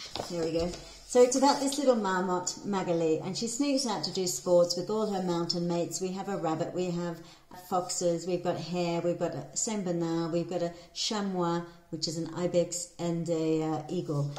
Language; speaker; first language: English; native; English